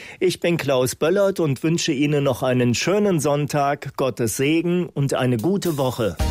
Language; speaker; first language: German; native; German